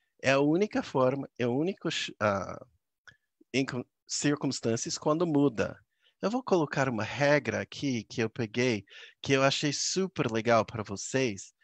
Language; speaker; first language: Portuguese; non-native, fluent; English